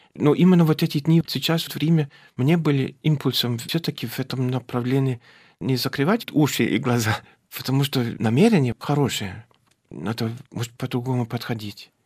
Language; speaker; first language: Russian; non-native, fluent; German